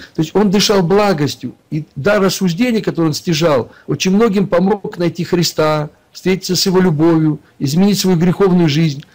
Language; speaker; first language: Russian; native; Russian